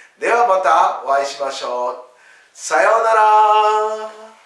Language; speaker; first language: Japanese; native; Japanese